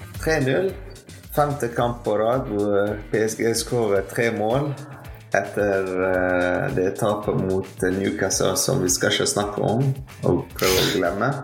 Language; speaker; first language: Norwegian; non-native, fluent; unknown